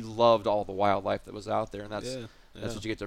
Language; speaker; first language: English; native; English